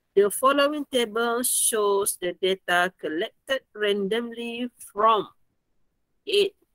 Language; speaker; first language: English; non-native, local second language; Malay